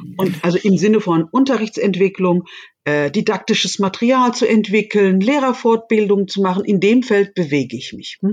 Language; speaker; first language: German; early bilingual, other home language; Turkish